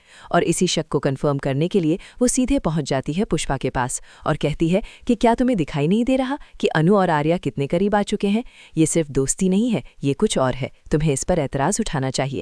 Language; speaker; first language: Hindi; native; Hindi